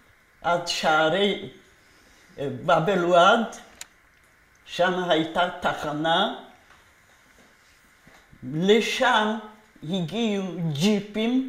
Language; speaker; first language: Hebrew; non-native, fluent; Polish